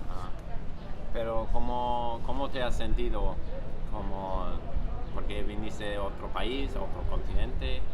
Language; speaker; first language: Spanish; non-native, fluent; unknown